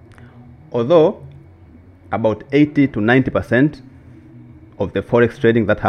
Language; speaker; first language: English; non-native, local second language; Swahili